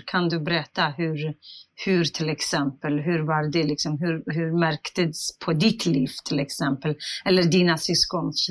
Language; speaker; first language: Swedish; non-native, fluent; Central Kurdish